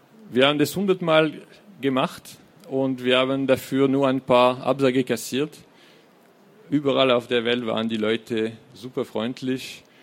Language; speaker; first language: German; non-native, fluent; French